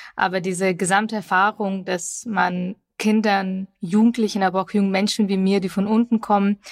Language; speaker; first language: German; early bilingual, other home language; Russian